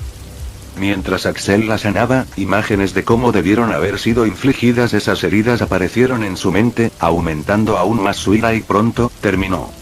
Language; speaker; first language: Spanish; native; Spanish